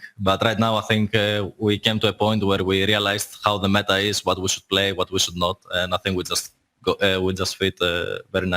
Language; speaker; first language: English; non-native, fluent; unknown